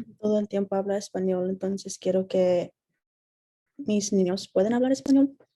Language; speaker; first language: Spanish; early bilingual, heritage; English